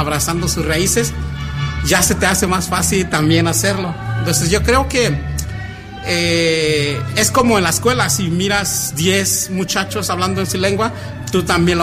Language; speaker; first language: Spanish; non-native, local second language; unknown